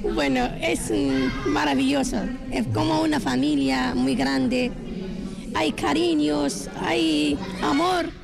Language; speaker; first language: Spanish; non-native, learner; Arabic